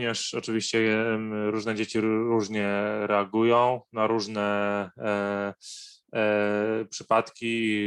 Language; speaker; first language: Polish; non-native, fluent; Arabic